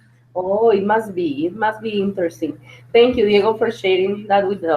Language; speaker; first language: English; non-native, fluent; Spanish